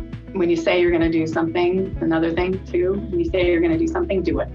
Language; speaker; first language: English; native; English